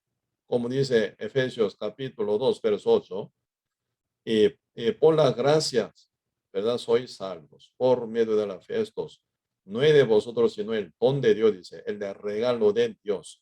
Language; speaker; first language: Spanish; non-native, fluent; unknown